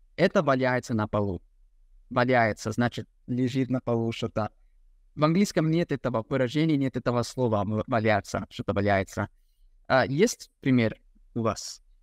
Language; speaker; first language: Russian; non-native, fluent; English